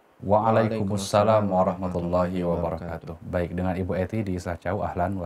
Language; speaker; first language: Indonesian; native; Indonesian